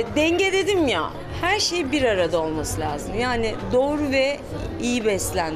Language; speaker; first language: Turkish; native; Turkish